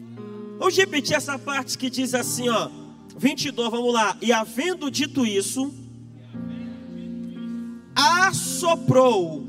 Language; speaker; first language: Portuguese; native; Portuguese